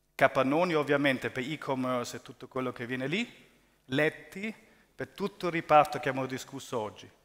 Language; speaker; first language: Italian; early bilingual, heritage; German